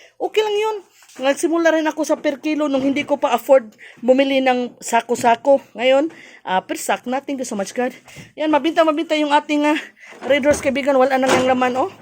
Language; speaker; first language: Filipino; non-native, local second language; Cebuano